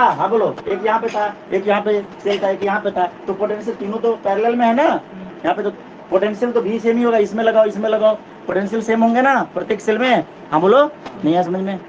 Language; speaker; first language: Hindi; native; Hindi